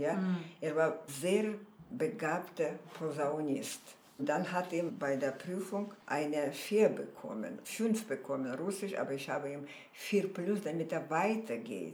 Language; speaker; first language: German; non-native, fluent; Armenian